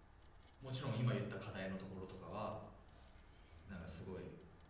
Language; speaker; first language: Japanese; native; Japanese